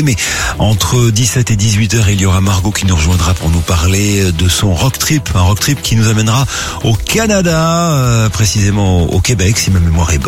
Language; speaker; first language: French; native; French